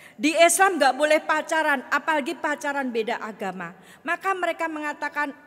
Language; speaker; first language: Indonesian; native; Indonesian